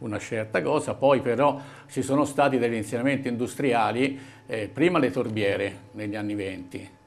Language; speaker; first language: Italian; native; Italian